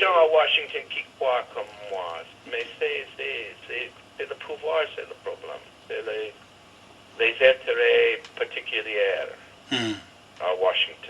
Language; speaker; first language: French; non-native, fluent; English